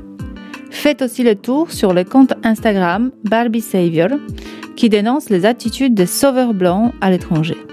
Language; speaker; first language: French; native; French